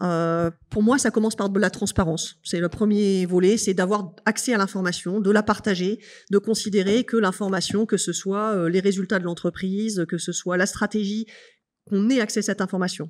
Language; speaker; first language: French; native; French